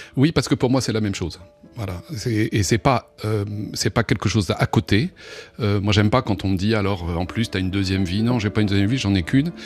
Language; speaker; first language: French; native; French